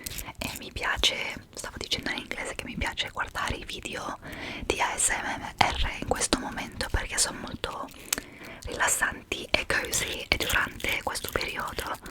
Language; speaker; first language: Italian; non-native, fluent; English